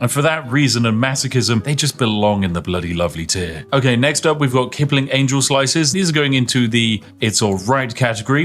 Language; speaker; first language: English; native; English